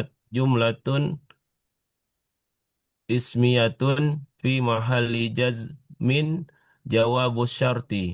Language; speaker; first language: Arabic; non-native, learner; Indonesian